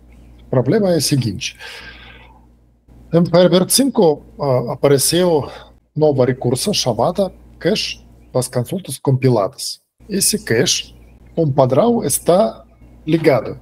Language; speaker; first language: Portuguese; non-native, fluent; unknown